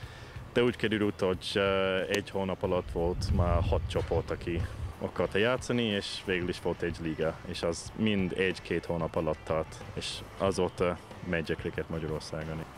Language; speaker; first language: Hungarian; non-native, fluent; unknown